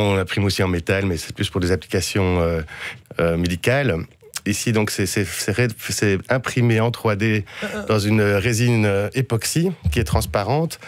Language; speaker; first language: French; native; French